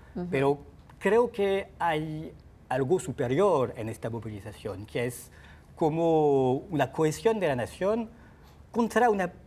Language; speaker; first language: Spanish; non-native, fluent; French